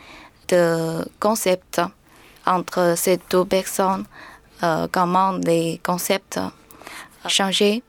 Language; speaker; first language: French; non-native, learner; Chinese